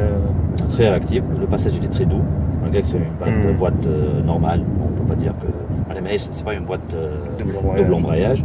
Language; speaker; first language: French; non-native, local second language; Arabic